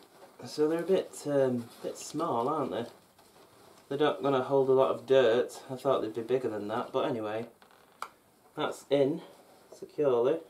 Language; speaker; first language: English; native; English